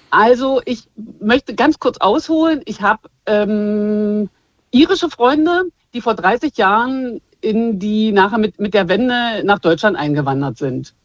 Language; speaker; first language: German; native; German